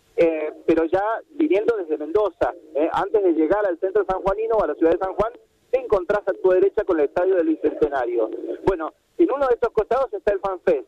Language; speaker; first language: Spanish; native; Spanish